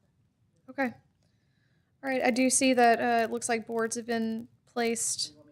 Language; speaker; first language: English; native; English